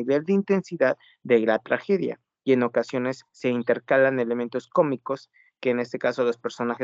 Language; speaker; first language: Spanish; native; Spanish